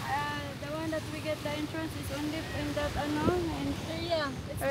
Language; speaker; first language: English; non-native, local second language; Filipino